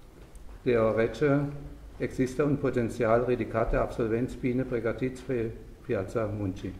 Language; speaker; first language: Romanian; non-native, learner; German